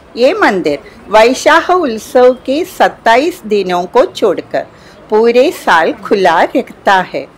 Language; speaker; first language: Hindi; non-native, local second language; Malayalam